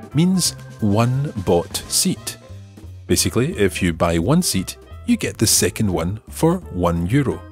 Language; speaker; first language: English; native; English